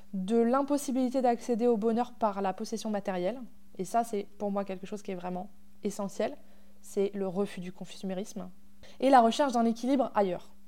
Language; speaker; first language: French; native; French